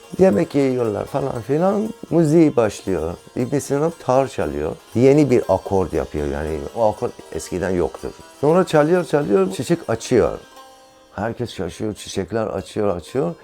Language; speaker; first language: Turkish; non-native, learner; Persian